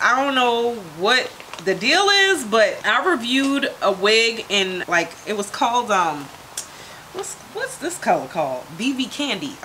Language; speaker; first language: English; native; English